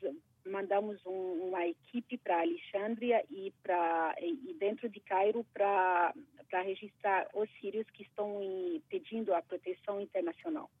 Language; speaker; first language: Portuguese; non-native, fluent; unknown